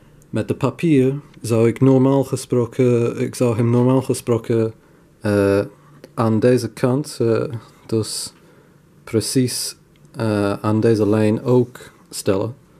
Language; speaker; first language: Dutch; non-native, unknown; English